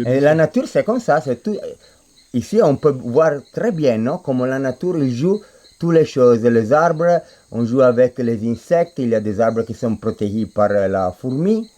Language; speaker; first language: French; non-native, fluent; Spanish